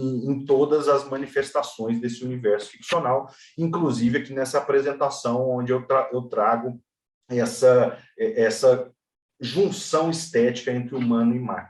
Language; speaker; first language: Portuguese; native; Portuguese